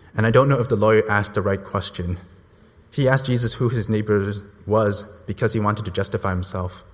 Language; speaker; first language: English; non-native, local second language; Cantonese